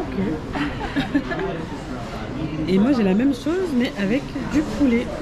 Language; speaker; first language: French; native; French